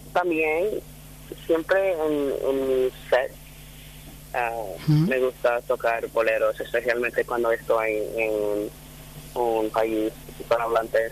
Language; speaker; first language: Spanish; non-native, fluent; English